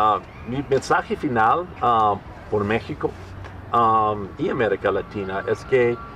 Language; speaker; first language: Spanish; non-native, learner; English